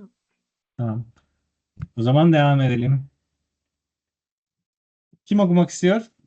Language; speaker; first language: Turkish; non-native, fluent; Spanish